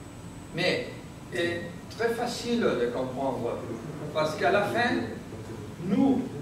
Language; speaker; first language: French; non-native, learner; Spanish